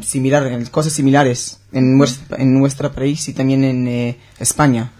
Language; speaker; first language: Spanish; non-native, learner; Hebrew